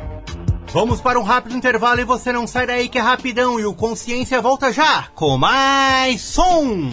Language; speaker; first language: Portuguese; native; Portuguese